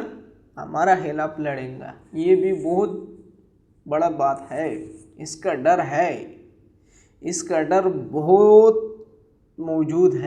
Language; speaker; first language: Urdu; non-native, local second language; Pashto